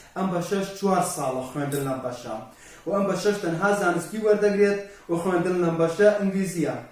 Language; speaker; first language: Central Kurdish; non-native, local second language; Kurdish